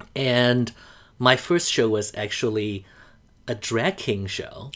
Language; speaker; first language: English; non-native, fluent; Burmese